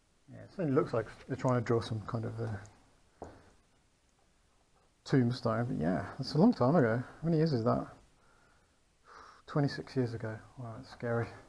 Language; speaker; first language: English; native; English